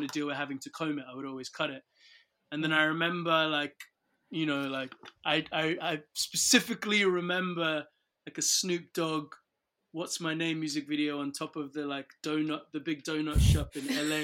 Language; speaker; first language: English; non-native, local second language; Yoruba